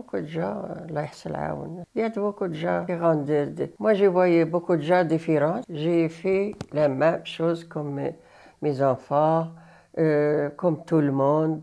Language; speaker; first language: French; non-native, learner; Arabic